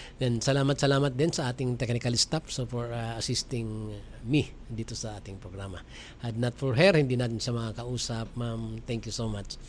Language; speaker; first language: Filipino; native; Filipino